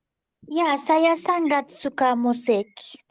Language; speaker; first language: Indonesian; non-native, learner; Turkish